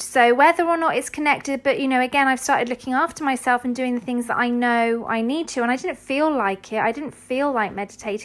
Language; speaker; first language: English; native; English